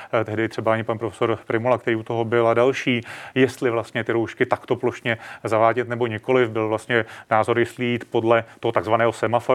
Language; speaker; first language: Czech; native; Czech